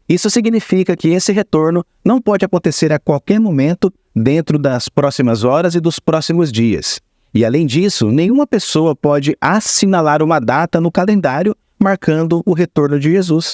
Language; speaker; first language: Portuguese; native; Portuguese